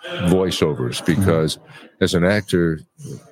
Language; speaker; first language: English; native; English